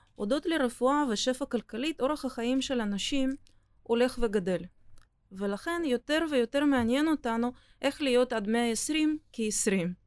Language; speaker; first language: Hebrew; non-native, fluent; Russian